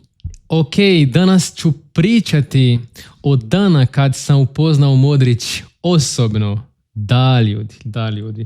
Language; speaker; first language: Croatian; non-native, learner; Portuguese